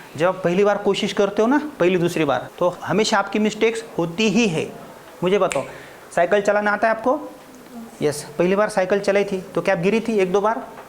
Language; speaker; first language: Hindi; non-native, local second language; Marathi